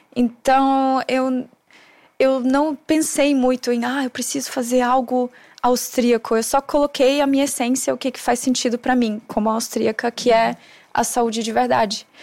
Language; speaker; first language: Portuguese; non-native, fluent; German